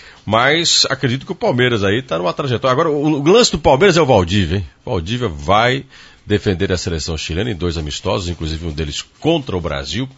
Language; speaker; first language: Portuguese; native; Portuguese